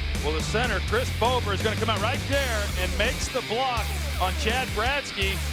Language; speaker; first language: English; native; English